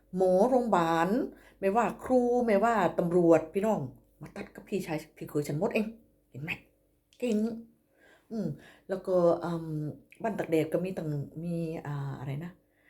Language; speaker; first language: Thai; native; Thai